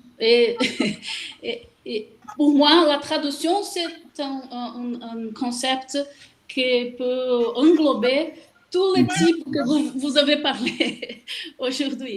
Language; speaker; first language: French; non-native, learner; Portuguese